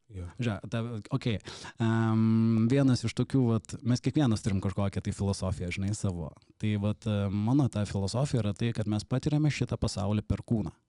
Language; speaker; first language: Lithuanian; native; Lithuanian